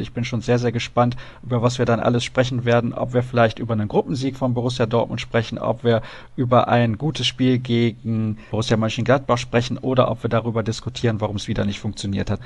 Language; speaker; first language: German; native; German